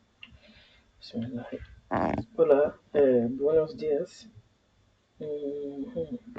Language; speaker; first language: Spanish; non-native, learner; Somali